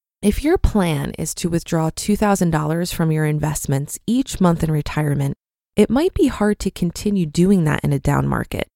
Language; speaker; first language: English; native; English